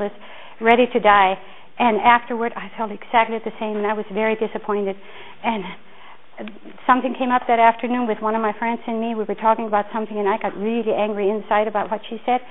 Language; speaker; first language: English; native; English